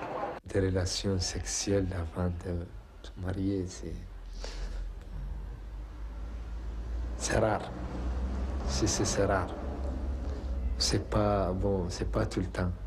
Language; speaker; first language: French; non-native, local second language; Arabic